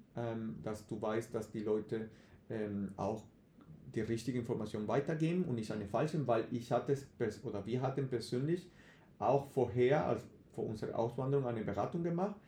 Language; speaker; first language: German; non-native, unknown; Spanish